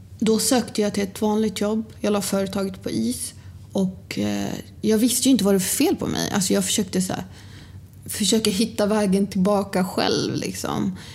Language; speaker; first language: Swedish; early bilingual, other home language; Arabic